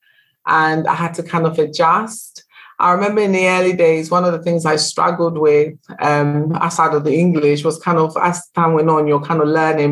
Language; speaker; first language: English; native; English